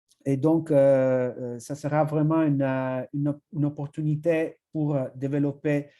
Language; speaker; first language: French; non-native, fluent; Italian